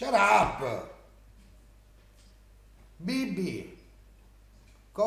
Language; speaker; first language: English; non-native, learner; Italian